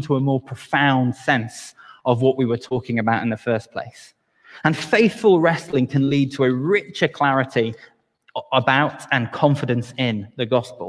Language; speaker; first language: English; native; English